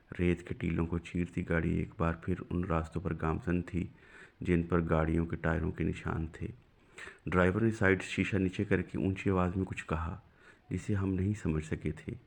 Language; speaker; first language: Urdu; non-native, local second language; Punjabi